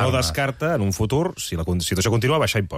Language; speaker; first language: Catalan; native; Catalan